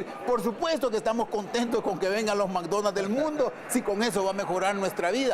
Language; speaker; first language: Spanish; native; Spanish